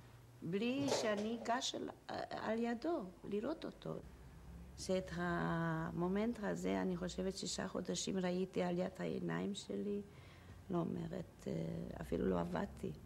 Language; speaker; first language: Hebrew; non-native, fluent; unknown